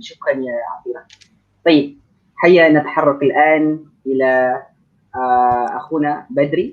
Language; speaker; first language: Arabic; non-native, fluent; Malay